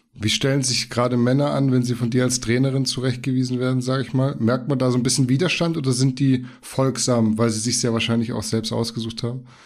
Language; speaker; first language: German; native; German